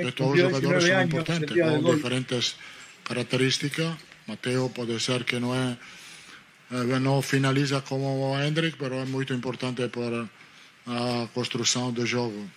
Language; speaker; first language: Portuguese; non-native, fluent; Italian